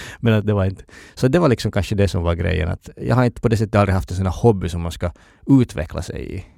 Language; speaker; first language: Swedish; native; Swedish